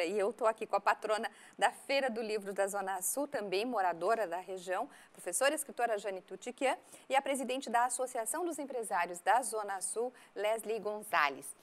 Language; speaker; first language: Portuguese; native; Portuguese